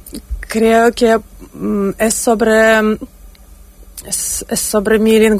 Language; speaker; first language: Spanish; non-native, learner; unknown